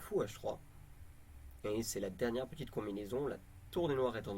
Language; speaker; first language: French; native; French